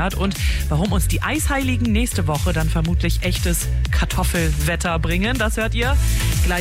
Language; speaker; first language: German; native; German